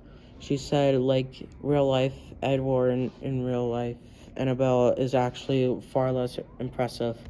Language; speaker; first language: English; native; English